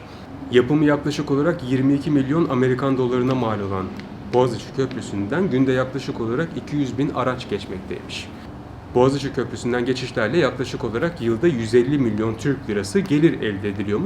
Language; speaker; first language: Turkish; native; Turkish